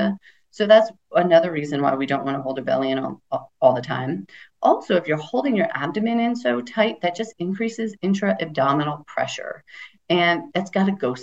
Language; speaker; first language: English; native; English